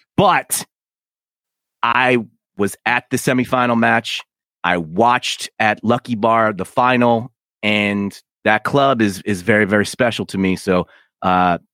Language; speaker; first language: English; native; English